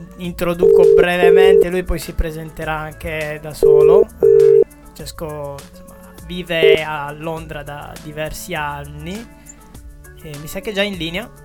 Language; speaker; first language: Italian; native; Italian